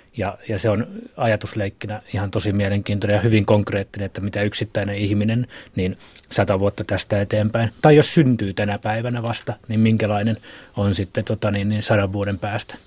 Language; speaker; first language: Finnish; native; Finnish